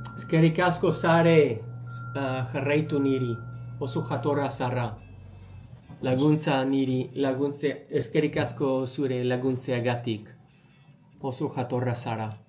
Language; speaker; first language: Basque; non-native, learner; English